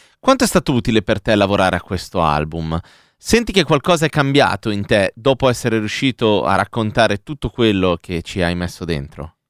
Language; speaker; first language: Italian; native; Italian